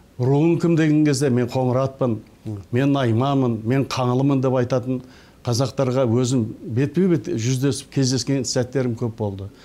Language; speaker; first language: Kazakh; early bilingual, heritage; Kazakh